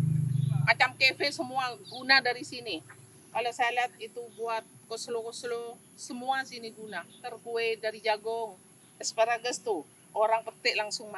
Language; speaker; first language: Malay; non-native, fluent; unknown